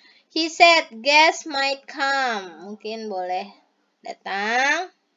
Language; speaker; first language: English; non-native, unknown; Indonesian